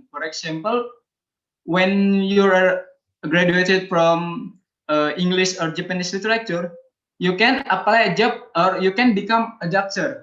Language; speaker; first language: English; non-native, learner; Indonesian